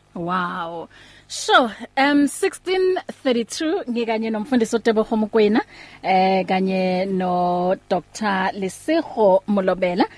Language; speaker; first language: Zulu; native; Zulu